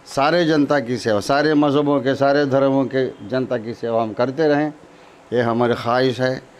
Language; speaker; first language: Hindi; non-native, local second language; Telugu